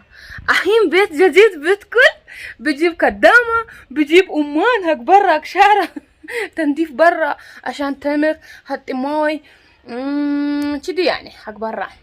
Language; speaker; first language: Arabic; non-native, learner; Amharic